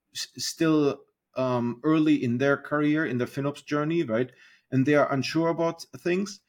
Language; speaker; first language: English; non-native, fluent; German